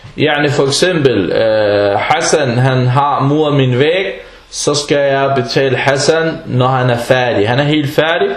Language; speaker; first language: Danish; early bilingual, other home language; Arabic